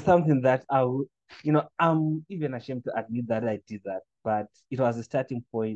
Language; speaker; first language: English; non-native, local second language; Shona